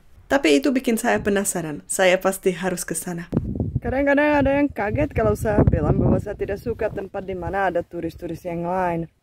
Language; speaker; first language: Indonesian; non-native, fluent; Czech